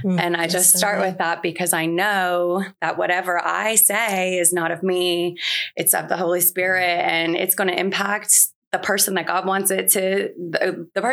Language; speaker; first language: English; native; English